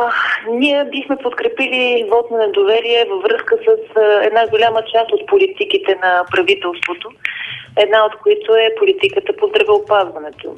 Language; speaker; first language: Bulgarian; native; Bulgarian